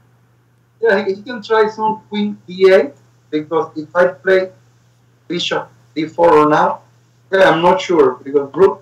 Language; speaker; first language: English; non-native, learner; Spanish